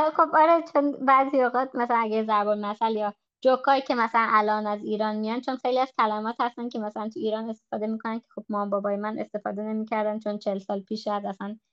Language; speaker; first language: Persian; early bilingual, heritage; Persian